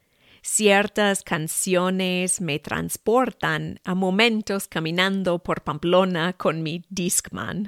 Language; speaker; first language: Spanish; non-native, fluent; English